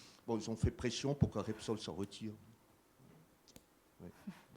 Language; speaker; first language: French; native; French